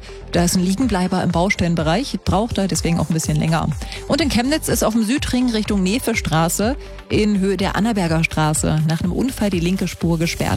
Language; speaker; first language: German; native; German